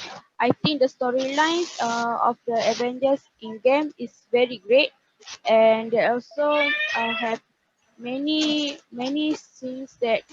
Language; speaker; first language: English; non-native, learner; Malay